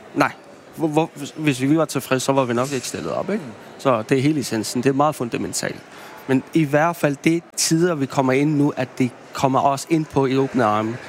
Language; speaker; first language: Danish; non-native, local second language; Kalaallisut